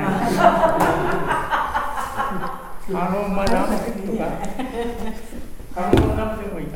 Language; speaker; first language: Japanese; non-native, learner; English